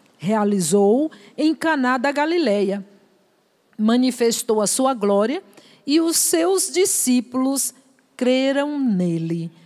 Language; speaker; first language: Portuguese; native; Portuguese